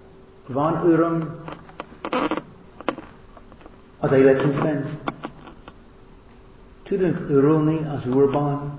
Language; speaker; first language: Hungarian; non-native, learner; English